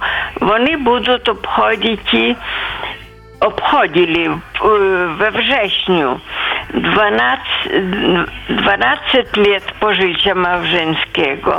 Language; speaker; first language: Polish; non-native, local second language; Belarusian